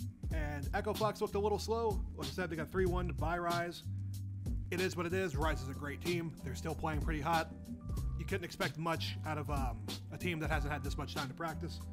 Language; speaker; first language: English; native; English